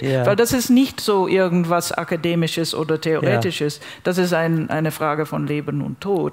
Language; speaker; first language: German; non-native, fluent; English